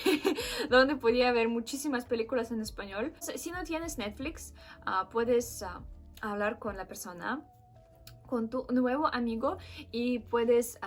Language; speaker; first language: Spanish; non-native, fluent; Russian